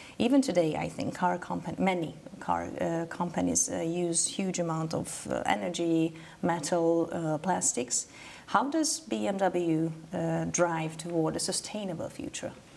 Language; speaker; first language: English; non-native, fluent; Hungarian